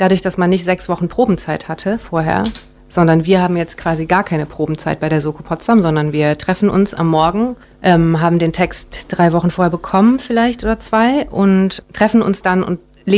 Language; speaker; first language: German; early bilingual, other home language; Japanese